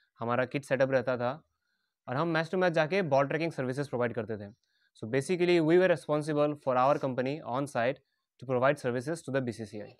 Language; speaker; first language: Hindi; non-native, local second language; Bangla